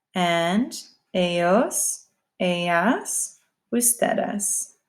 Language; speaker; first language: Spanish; non-native, fluent; English